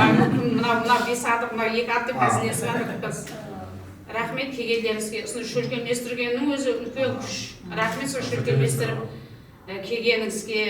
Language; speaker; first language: Kazakh; native; Kazakh